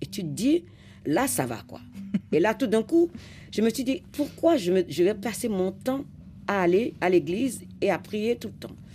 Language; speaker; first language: French; non-native, local second language; Fon